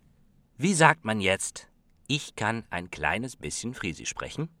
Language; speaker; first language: German; non-native, fluent; Western Frisian